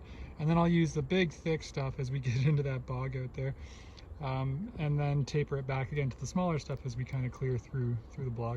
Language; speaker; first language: English; native; English